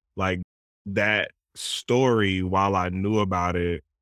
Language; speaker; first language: English; native; English